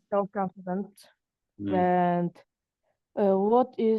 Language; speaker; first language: English; non-native, learner; Russian